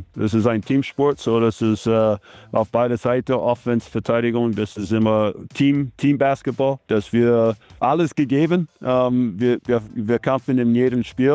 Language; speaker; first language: German; non-native, learner; English